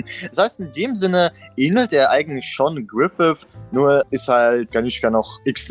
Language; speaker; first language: German; native; German